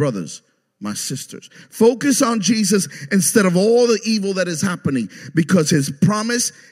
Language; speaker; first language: English; native; English